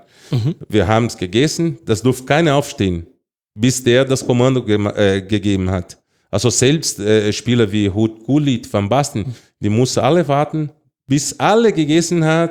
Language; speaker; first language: German; non-native, fluent; Portuguese